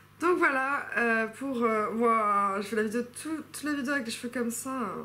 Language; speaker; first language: French; non-native, fluent; English